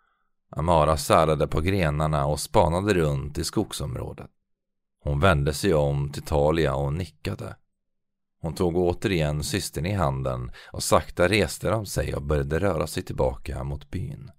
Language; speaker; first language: Swedish; native; Swedish